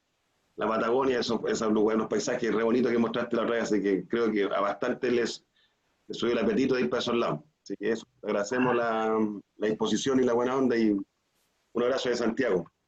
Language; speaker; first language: Spanish; native; Spanish